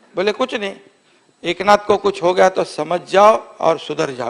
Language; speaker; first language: Hindi; non-native, local second language; Marathi